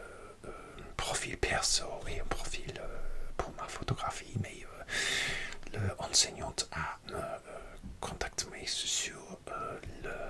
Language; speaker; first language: French; non-native, learner; English